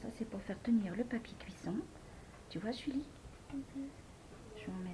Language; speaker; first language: French; native; French